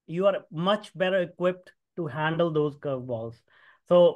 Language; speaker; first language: English; non-native, local second language; Hindi